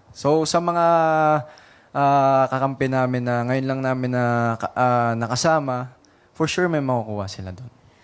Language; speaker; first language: Filipino; native; Filipino